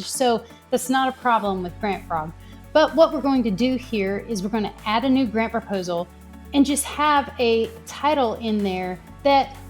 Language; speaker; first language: English; native; English